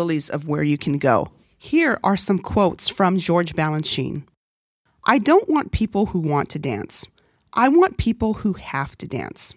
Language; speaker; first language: English; non-native, fluent; Korean